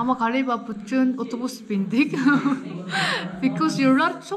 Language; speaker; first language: Turkish; non-native, learner; Korean